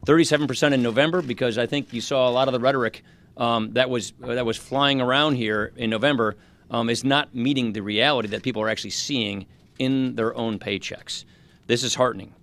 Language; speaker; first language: English; native; English